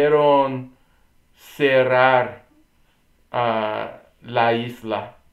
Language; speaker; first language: Spanish; non-native, learner; English